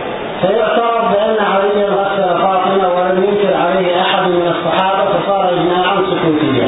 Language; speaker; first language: Arabic; native; Arabic